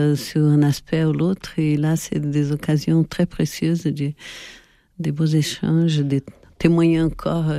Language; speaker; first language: French; non-native, fluent; Portuguese